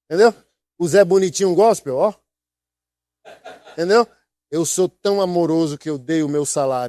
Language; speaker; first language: Portuguese; native; Portuguese